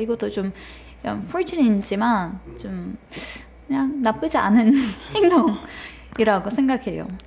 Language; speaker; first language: Korean; non-native, fluent; Turkish